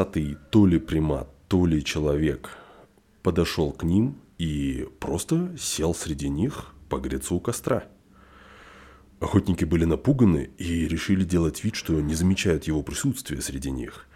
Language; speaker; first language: Russian; native; Russian